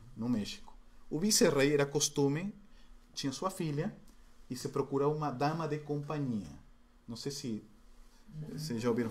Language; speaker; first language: Portuguese; non-native, fluent; Spanish